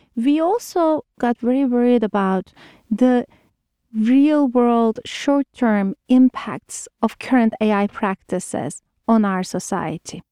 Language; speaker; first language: English; non-native, fluent; Turkish